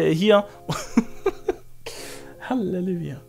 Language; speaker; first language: German; non-native, fluent; Swedish